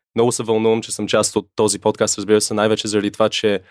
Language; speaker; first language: Bulgarian; early bilingual, other home language; English